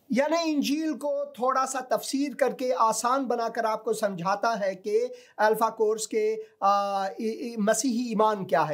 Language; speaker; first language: Hindi; non-native, fluent; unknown